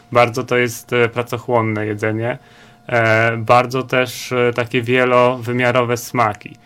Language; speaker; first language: Polish; native; Polish